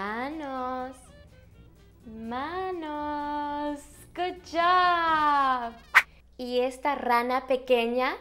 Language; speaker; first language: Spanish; early bilingual, heritage; Spanish